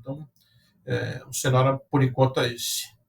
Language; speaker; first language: Portuguese; native; Portuguese